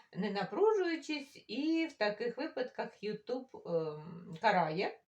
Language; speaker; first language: Ukrainian; non-native, local second language; Russian